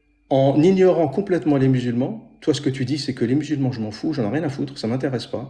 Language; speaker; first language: French; native; French